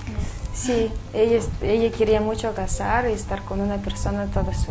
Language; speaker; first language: Spanish; non-native, fluent; Russian